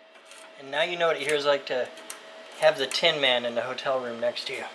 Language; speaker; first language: English; native; English